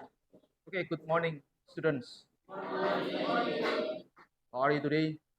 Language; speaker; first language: English; non-native, learner; Javanese